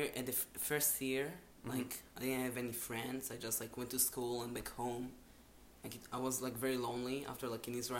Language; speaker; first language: English; non-native, fluent; Hebrew